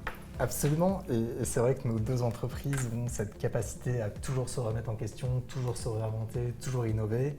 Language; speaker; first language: French; native; French